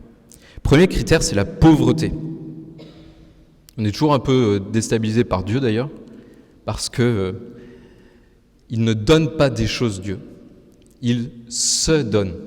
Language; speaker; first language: French; native; French